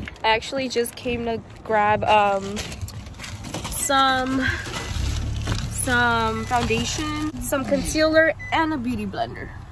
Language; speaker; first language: English; early bilingual, other home language; Spanish